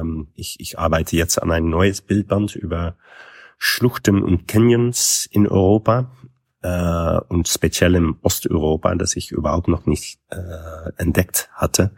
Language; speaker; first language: German; non-native, fluent; Dutch